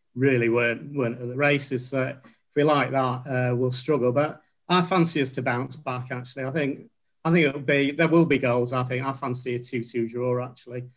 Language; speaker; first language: English; native; English